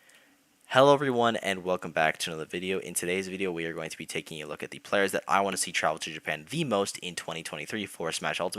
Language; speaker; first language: English; native; English